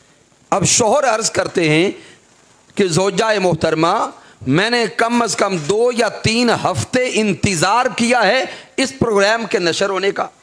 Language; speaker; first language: Urdu; native; Urdu